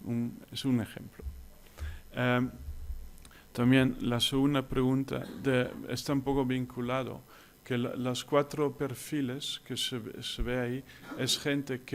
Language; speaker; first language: Spanish; non-native, fluent; Dutch